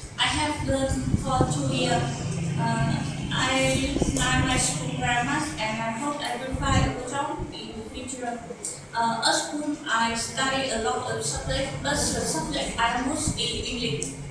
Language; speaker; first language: English; non-native, learner; Vietnamese